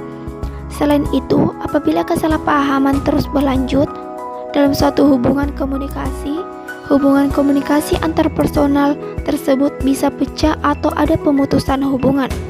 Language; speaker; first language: Indonesian; native; Indonesian